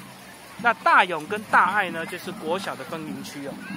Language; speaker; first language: Chinese; native; Chinese